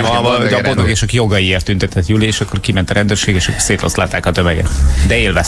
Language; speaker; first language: Hungarian; native; Hungarian